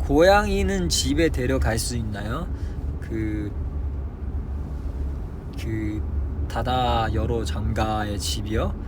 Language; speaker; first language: Korean; non-native, fluent; Chinese